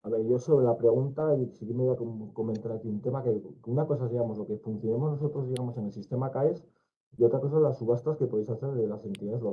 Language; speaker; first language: Spanish; native; Spanish